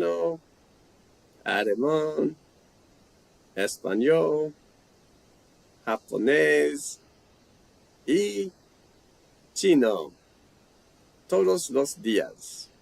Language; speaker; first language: Spanish; non-native, learner; English